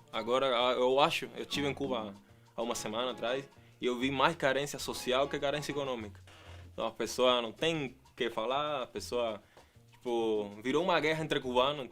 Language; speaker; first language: Portuguese; non-native, fluent; Spanish